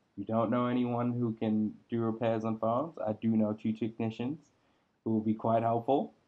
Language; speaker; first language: English; native; English